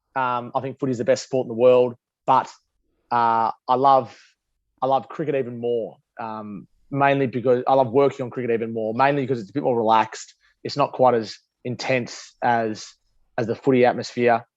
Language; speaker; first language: English; native; English